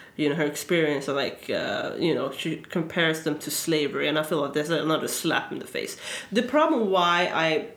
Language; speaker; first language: English; early bilingual, other home language; Swedish